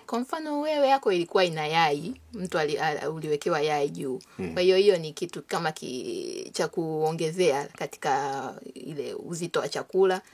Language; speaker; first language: Swahili; native; Swahili